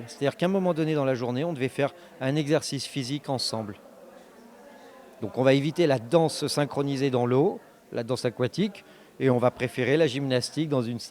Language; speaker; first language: French; native; French